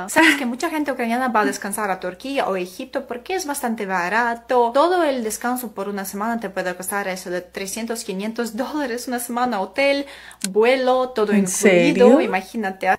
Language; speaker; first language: Spanish; non-native, fluent; Ukrainian